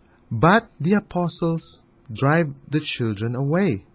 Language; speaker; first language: English; non-native, fluent; Chinese